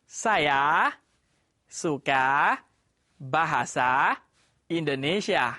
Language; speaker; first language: Indonesian; non-native, fluent; Thai